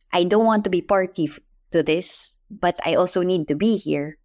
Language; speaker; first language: English; non-native, local second language; Filipino